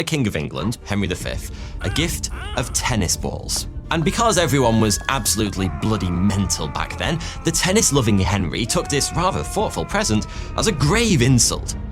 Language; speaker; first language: English; native; English